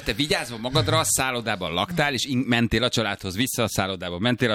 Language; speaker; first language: Hungarian; native; Hungarian